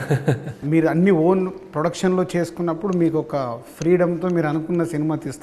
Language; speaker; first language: Telugu; native; Telugu